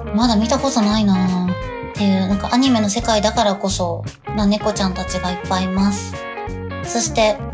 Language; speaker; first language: Japanese; native; Japanese